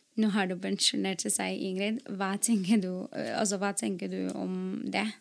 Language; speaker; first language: Norwegian; non-native, fluent; Arabic